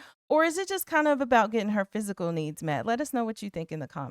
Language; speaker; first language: English; native; English